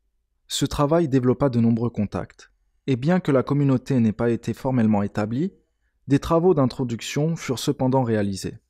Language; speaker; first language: French; native; French